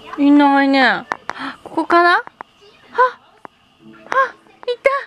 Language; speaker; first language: Japanese; native; Japanese